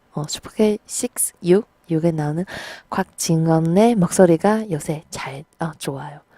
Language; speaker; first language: Korean; non-native, fluent; Chinese